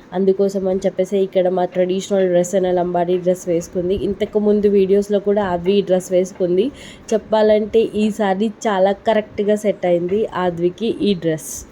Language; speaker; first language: Telugu; non-native, local second language; Lambadi